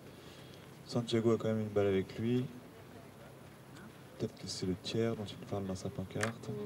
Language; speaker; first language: French; native; French